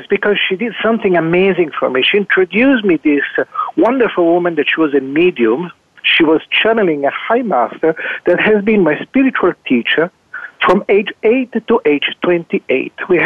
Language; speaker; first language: English; non-native, fluent; Italian